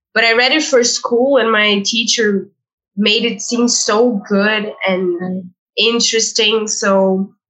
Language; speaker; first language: English; non-native, fluent; Portuguese